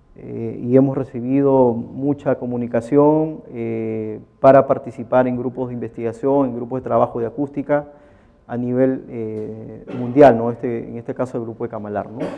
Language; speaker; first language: Spanish; native; Spanish